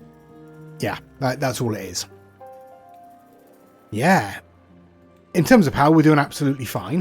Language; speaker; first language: English; native; English